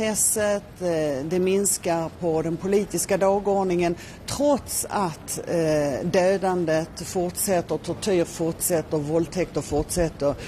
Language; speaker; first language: Swedish; native; Swedish